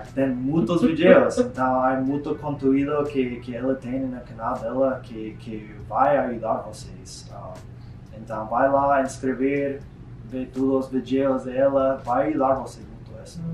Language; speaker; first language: Portuguese; non-native, learner; English